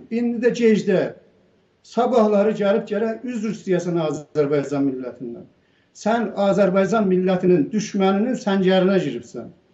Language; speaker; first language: Azerbaijani; native; Azerbaijani